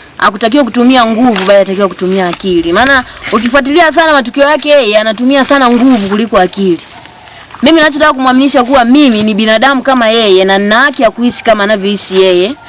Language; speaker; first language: Swahili; native; Swahili